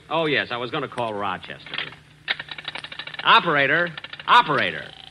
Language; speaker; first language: English; native; English